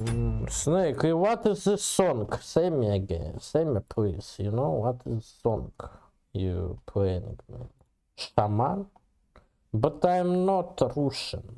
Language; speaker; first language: English; non-native, learner; Russian